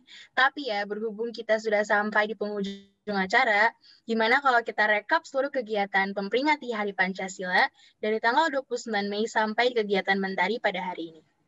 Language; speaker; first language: Indonesian; native; Indonesian